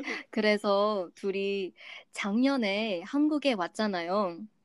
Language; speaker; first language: Korean; non-native, learner; English